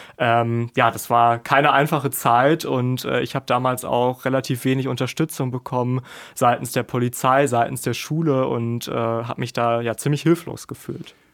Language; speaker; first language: German; native; German